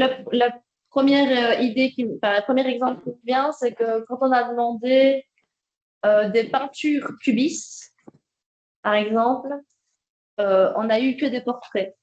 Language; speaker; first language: French; native; French